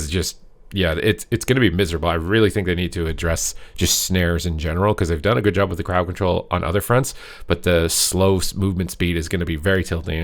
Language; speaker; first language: English; native; English